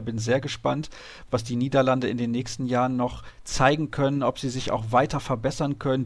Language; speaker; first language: German; native; German